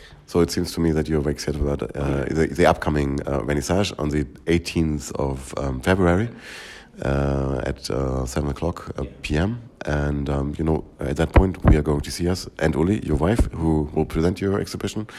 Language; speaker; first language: English; non-native, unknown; German